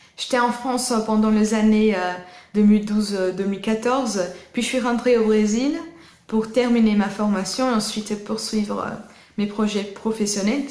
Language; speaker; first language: French; non-native, fluent; Portuguese